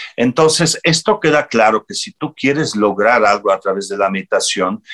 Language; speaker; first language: Spanish; non-native, fluent; Polish